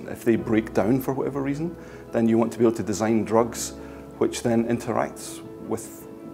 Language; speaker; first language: English; native; English